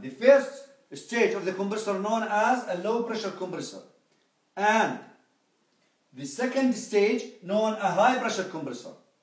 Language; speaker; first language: English; non-native, fluent; Arabic